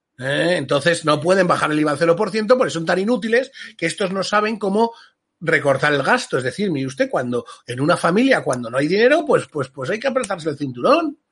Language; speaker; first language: Spanish; native; Spanish